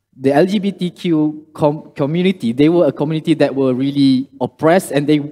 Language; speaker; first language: English; non-native, local second language; Malay